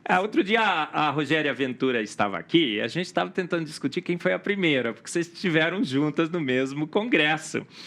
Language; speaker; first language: Portuguese; native; Portuguese